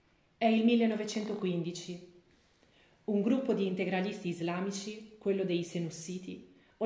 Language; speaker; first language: Italian; native; Italian